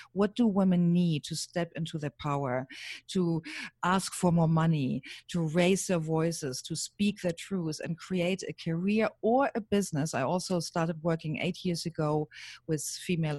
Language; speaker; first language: English; non-native, fluent; German